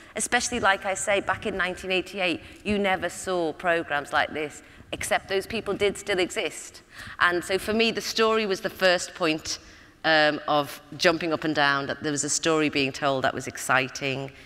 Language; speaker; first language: English; native; English